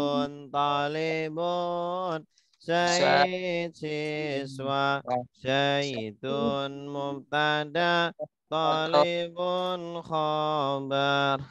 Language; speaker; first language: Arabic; non-native, fluent; Indonesian